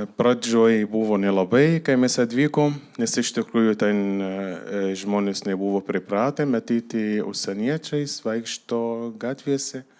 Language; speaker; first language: Lithuanian; non-native, fluent; Arabic